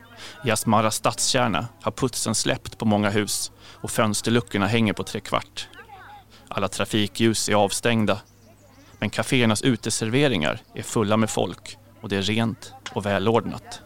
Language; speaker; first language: Swedish; native; Swedish